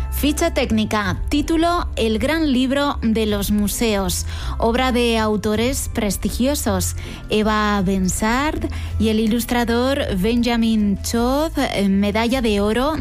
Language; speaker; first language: Spanish; native; Spanish